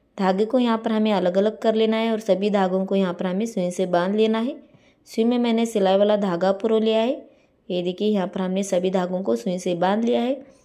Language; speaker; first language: Hindi; native; Hindi